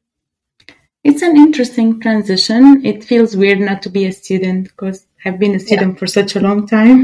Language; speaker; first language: English; non-native, fluent; Arabic